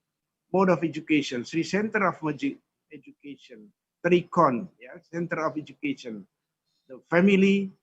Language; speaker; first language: English; non-native, fluent; Indonesian